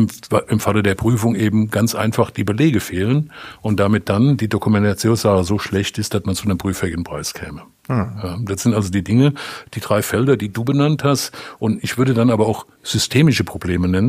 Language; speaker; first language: German; native; German